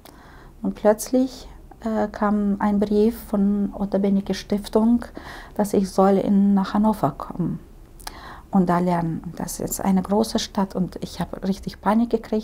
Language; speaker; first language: German; early bilingual, heritage; Russian